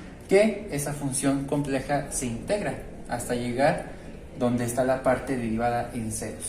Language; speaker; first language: Spanish; native; Spanish